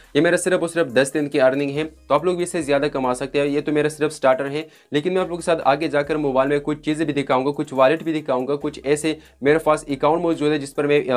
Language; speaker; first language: Urdu; non-native, local second language; Pashto